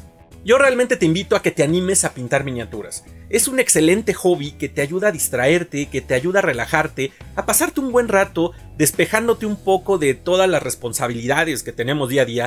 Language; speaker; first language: Spanish; native; Spanish